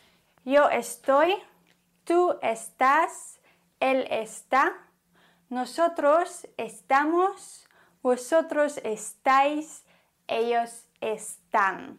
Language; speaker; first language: Spanish; non-native, fluent; German